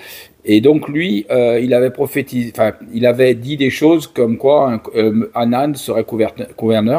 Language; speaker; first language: French; native; French